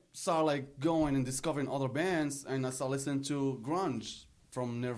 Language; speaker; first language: English; non-native, fluent; Arabic